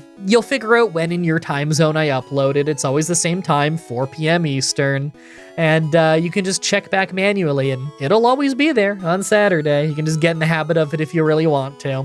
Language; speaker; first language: English; native; English